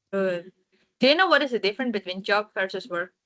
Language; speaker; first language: English; non-native, fluent; Indonesian